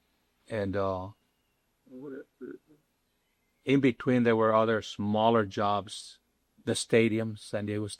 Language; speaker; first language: English; non-native, local second language; Spanish